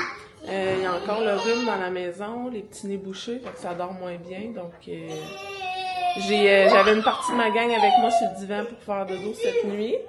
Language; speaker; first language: French; native; French